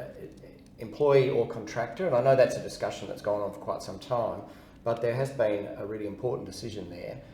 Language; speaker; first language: English; native; English